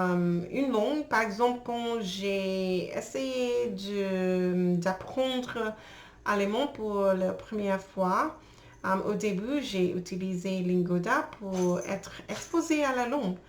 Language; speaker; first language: French; non-native, learner; English